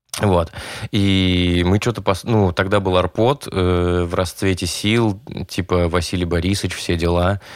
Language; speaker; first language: Russian; native; Russian